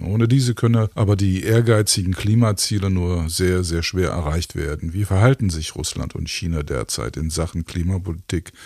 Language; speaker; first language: German; native; German